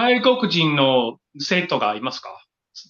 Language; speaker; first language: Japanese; non-native, learner; English